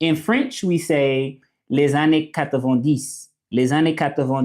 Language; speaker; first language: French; non-native, learner; English